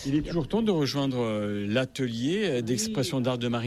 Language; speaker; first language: French; native; French